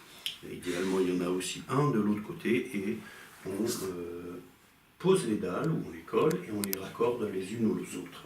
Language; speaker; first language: French; native; French